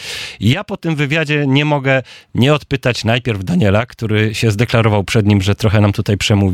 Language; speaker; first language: Polish; native; Polish